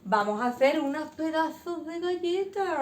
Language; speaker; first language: Spanish; native; Spanish